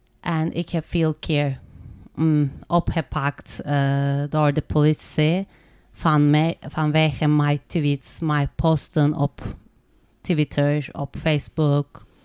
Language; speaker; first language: Dutch; non-native, learner; Turkish